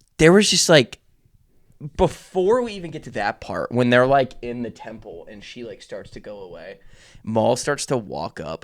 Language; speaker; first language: English; native; English